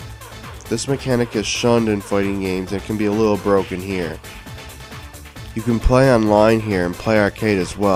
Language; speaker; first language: English; native; English